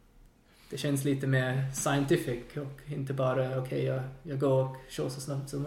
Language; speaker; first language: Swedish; non-native, fluent; English